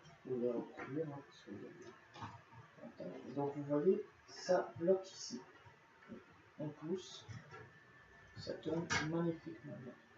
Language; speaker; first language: French; native; French